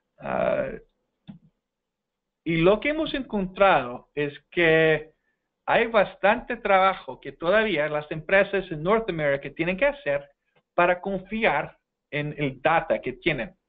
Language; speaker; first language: Spanish; non-native, fluent; English